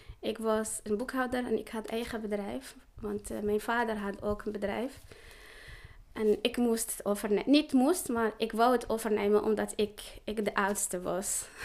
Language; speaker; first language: Dutch; non-native, learner; Arabic